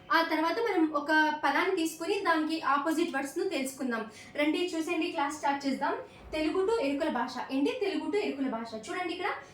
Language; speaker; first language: Telugu; non-native, local second language; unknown